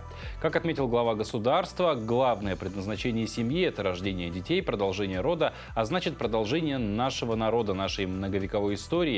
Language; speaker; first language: Russian; native; Russian